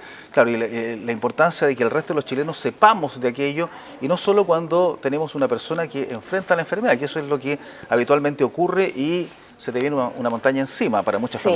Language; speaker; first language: Spanish; native; Spanish